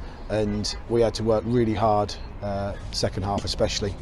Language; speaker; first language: English; native; English